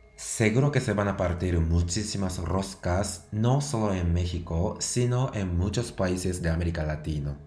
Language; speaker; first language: Spanish; non-native, fluent; Japanese